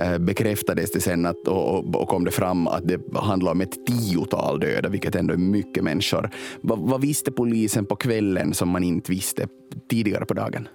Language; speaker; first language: Swedish; native; Swedish